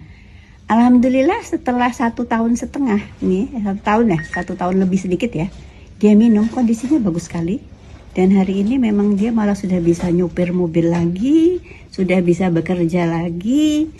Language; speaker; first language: Indonesian; native; Indonesian